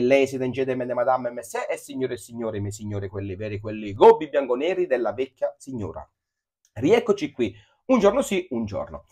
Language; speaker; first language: Italian; native; Italian